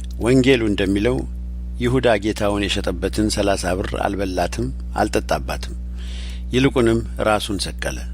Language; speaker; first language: Amharic; native; Amharic